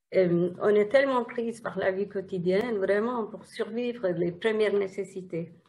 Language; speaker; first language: French; non-native, fluent; Tigrinya